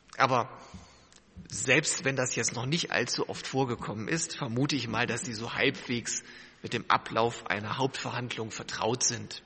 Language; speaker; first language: German; native; German